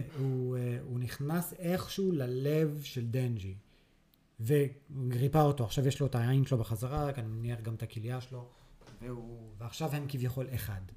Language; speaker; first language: Hebrew; early bilingual, other home language; English